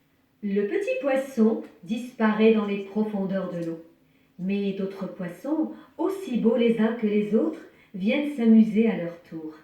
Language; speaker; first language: French; native; French